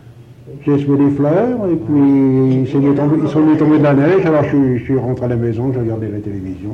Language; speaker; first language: French; native; French